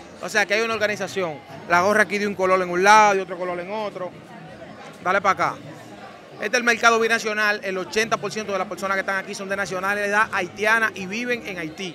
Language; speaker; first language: Spanish; native; Spanish